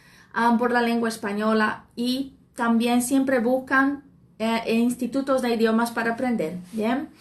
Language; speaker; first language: Spanish; non-native, fluent; Portuguese